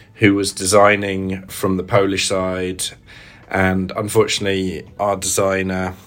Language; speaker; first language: English; native; English